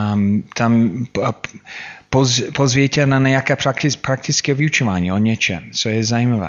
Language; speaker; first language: Czech; non-native, fluent; English